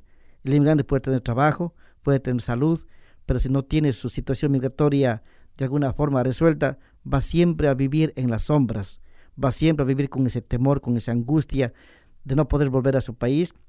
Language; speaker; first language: Spanish; native; Spanish